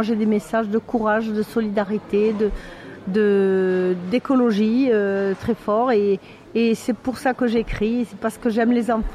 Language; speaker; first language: French; native; French